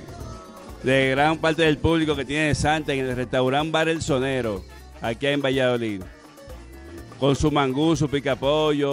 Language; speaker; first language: Spanish; native; Spanish